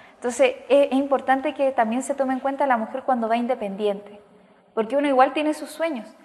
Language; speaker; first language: Spanish; native; Spanish